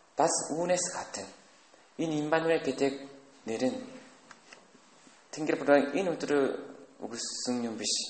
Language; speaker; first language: Mongolian; non-native, fluent; Korean